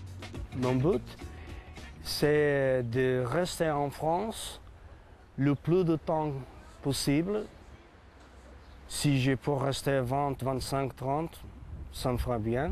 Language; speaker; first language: French; non-native, learner; Portuguese